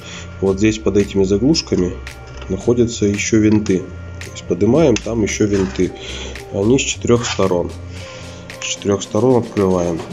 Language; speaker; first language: Russian; native; Russian